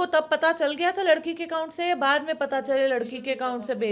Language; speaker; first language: Hindi; native; Hindi